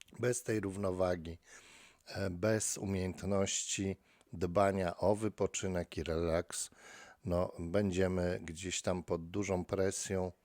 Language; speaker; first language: Polish; native; Polish